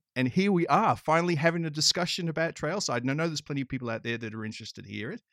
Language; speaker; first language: English; native; English